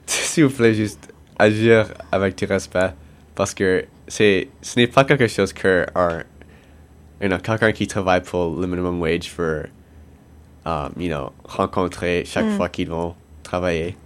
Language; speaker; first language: French; non-native, local second language; English